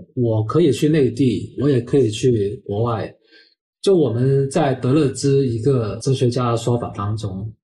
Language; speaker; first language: Chinese; non-native, local second language; Cantonese